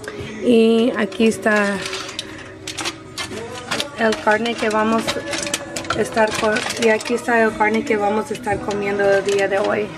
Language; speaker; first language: Spanish; early bilingual, heritage; English